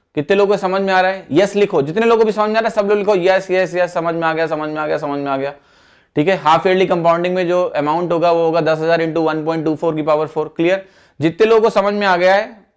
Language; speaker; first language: Hindi; native; Hindi